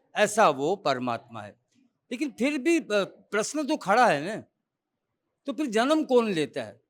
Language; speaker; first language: Urdu; non-native, local second language; Gujarati